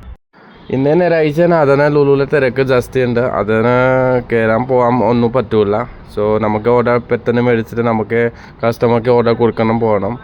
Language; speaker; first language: Malayalam; non-native, fluent; Assamese